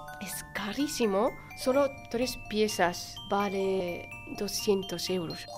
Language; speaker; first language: Spanish; non-native, fluent; Japanese